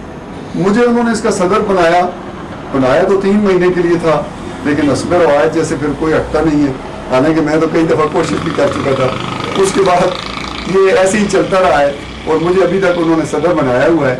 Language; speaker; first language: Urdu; non-native, local second language; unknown